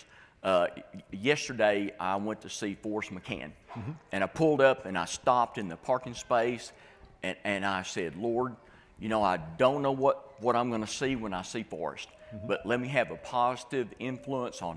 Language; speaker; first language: English; native; English